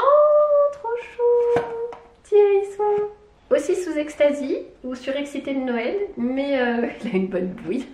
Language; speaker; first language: French; native; French